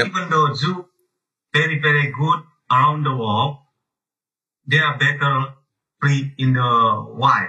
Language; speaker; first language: English; non-native, learner; Indonesian